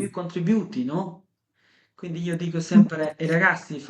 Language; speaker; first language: Italian; non-native, fluent; Bangla